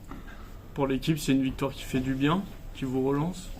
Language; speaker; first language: French; native; French